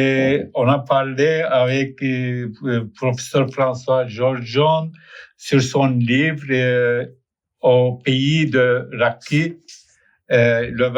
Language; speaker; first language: French; non-native, fluent; Turkish